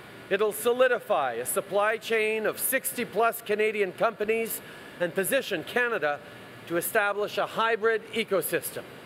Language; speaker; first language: English; early bilingual, other home language; French